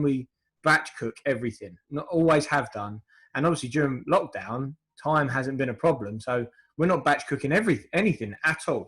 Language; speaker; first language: English; native; English